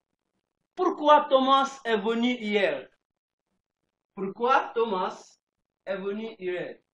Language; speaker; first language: French; non-native, fluent; English